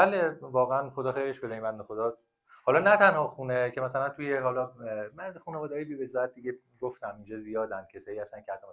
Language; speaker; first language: Persian; native; Persian